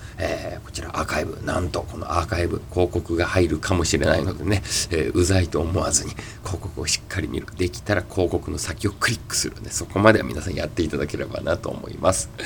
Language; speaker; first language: Japanese; native; Japanese